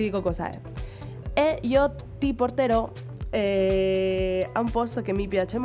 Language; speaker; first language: Italian; non-native, fluent; Spanish